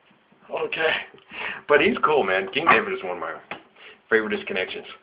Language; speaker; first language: English; native; English